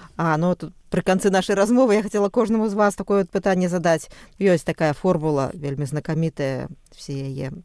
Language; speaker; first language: Belarusian; non-native, local second language; Russian